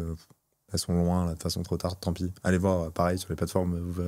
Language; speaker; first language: French; native; French